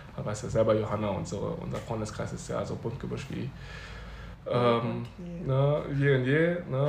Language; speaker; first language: German; early bilingual, other home language; Chinese